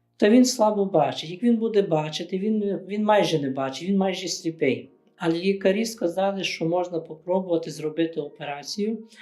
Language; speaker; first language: Ukrainian; native; Ukrainian